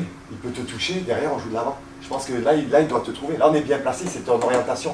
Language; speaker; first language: French; native; French